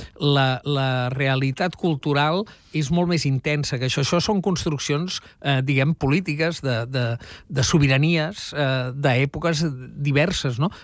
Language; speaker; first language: Catalan; native; Catalan